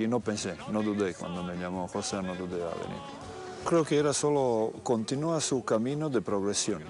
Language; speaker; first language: Spanish; non-native, fluent; Serbian